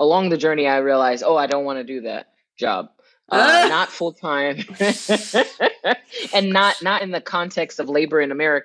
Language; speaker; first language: English; native; English